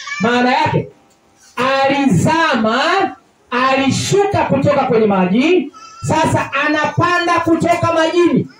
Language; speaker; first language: Swahili; native; Swahili